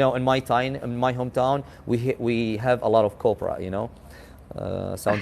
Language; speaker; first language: English; non-native, fluent; Arabic